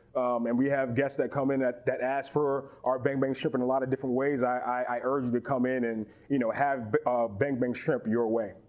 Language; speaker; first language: English; native; English